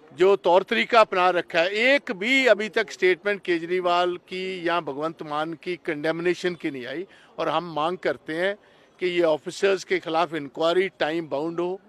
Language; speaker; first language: Hindi; non-native, local second language; Punjabi